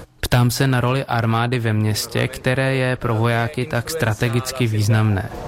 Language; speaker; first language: Czech; native; Czech